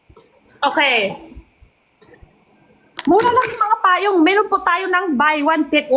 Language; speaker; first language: Filipino; non-native, local second language; Cebuano